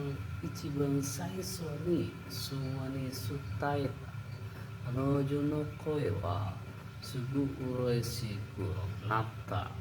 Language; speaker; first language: Japanese; non-native, learner; Indonesian